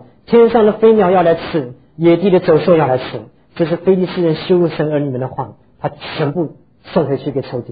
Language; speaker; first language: Chinese; native; Chinese